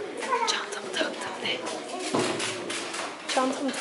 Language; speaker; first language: Turkish; native; Turkish